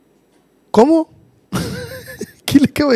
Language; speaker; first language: Spanish; native; Spanish